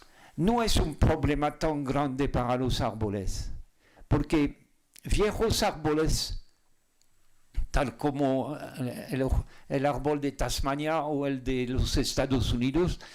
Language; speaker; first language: Spanish; non-native, fluent; French